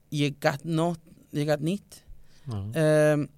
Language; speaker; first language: Icelandic; non-native, fluent; Spanish